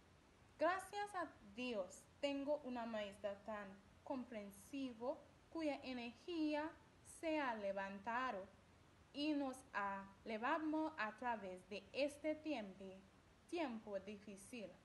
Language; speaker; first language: Spanish; non-native, learner; English